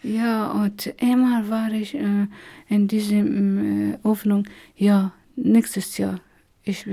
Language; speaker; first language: German; non-native, learner; Persian